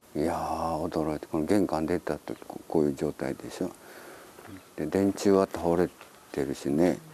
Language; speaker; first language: Japanese; native; Japanese